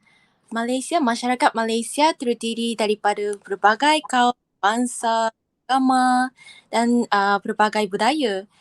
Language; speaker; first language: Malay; non-native, fluent; Japanese